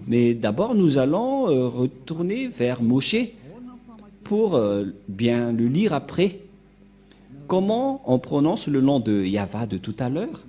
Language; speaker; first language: French; non-native, local second language; Malagasy